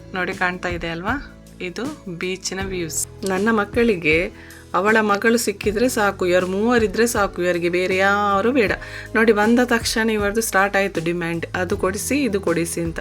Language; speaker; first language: Kannada; non-native, local second language; Tulu